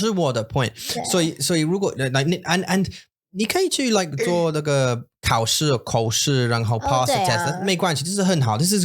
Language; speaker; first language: Chinese; non-native, learner; English